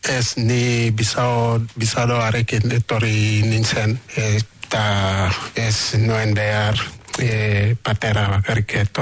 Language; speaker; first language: Basque; non-native, learner; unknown